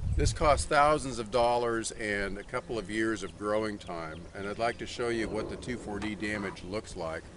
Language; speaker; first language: English; native; English